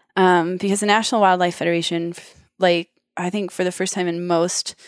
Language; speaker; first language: English; native; English